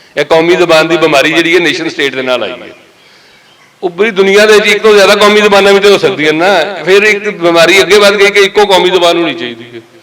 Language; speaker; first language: Punjabi; native; Punjabi